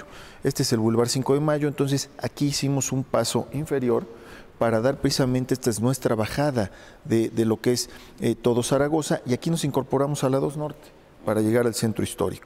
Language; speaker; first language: Spanish; native; Spanish